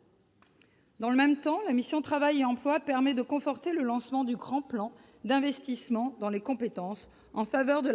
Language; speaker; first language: French; native; French